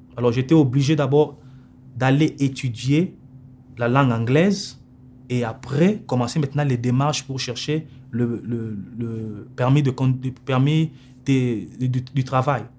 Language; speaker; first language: French; non-native, local second language; Lingala